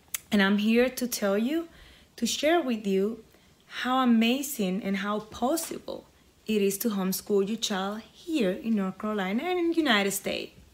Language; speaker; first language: English; non-native, fluent; Spanish